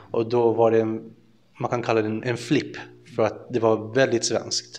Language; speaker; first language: Swedish; early bilingual, other home language; Filipino